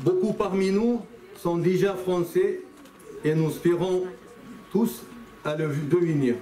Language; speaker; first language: French; non-native, fluent; Chechen